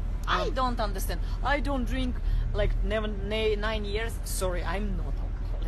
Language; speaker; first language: English; non-native, learner; Russian